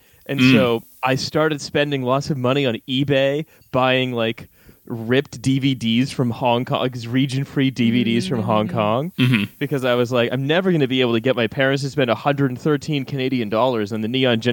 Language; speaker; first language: English; native; English